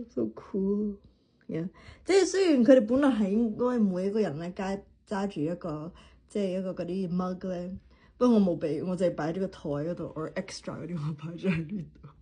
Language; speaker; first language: Cantonese; early bilingual, heritage; Cantonese